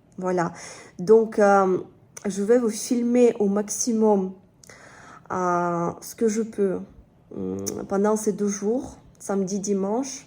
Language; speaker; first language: French; non-native, fluent; Russian